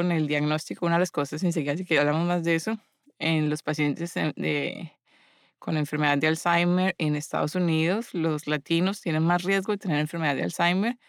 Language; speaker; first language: Spanish; native; Spanish